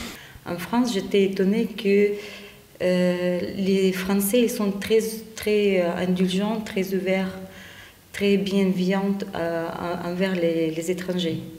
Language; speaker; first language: French; non-native, fluent; Russian